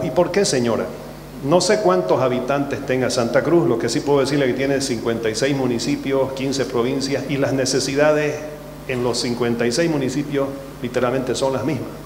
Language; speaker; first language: Spanish; native; Spanish